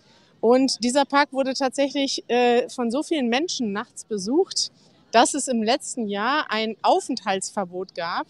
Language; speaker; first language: German; native; German